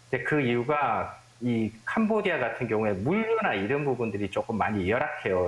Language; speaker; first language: Korean; native; Korean